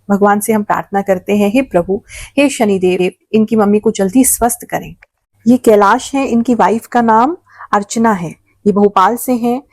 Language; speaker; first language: Hindi; native; Hindi